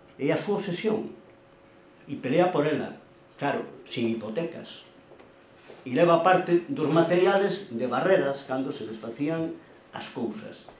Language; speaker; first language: Galician; non-native, local second language; Spanish